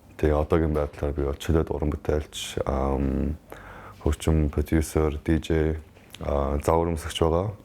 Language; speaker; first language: Mongolian; early bilingual, heritage; Mongolian